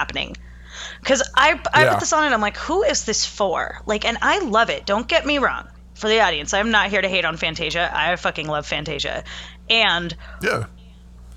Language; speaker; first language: English; native; English